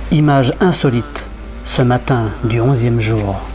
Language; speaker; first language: French; native; French